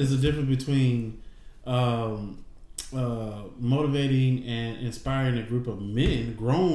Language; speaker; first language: English; native; English